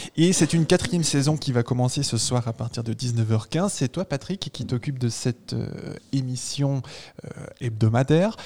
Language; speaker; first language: French; native; French